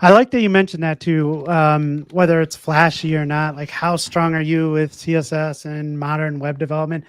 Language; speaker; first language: English; native; English